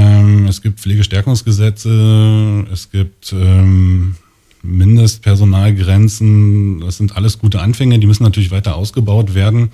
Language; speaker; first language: German; native; German